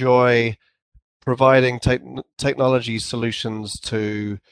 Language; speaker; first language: English; native; English